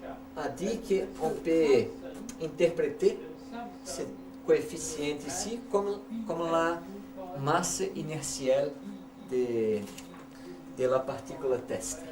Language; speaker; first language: French; non-native, learner; Portuguese